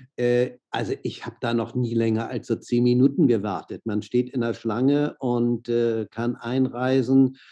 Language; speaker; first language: German; native; German